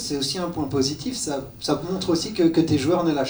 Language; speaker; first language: French; native; French